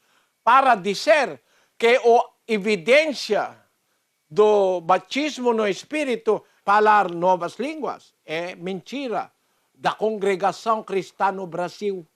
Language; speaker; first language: Portuguese; non-native, learner; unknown